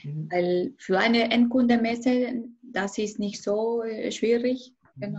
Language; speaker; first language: German; non-native, fluent; Spanish